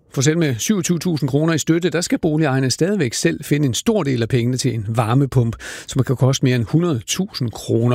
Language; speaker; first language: Danish; native; Danish